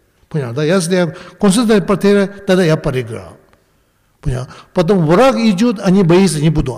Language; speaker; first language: Russian; non-native, learner; Tibetan